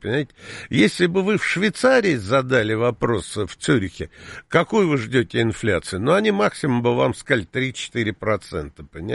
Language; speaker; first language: Russian; native; Russian